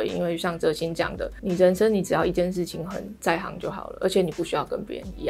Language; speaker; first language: Chinese; native; Chinese